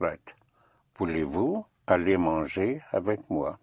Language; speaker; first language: French; non-native, fluent; English